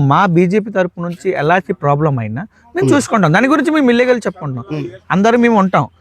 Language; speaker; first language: Telugu; non-native, local second language; Odia